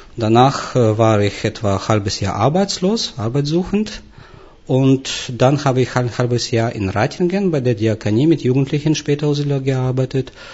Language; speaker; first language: German; non-native, fluent; Russian